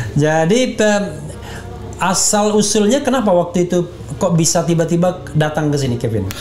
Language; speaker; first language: Indonesian; native; Indonesian